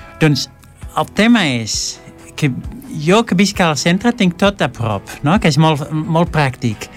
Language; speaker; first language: Catalan; non-native, fluent; Dutch